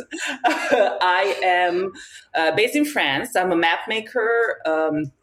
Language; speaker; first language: English; non-native, fluent; Serbian